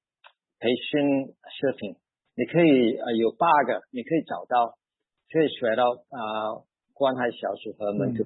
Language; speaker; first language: Chinese; early bilingual, heritage; Chinese